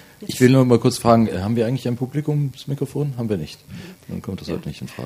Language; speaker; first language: German; native; German